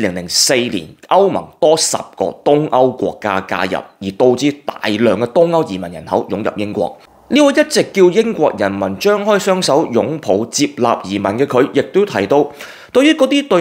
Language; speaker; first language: Cantonese; native; Cantonese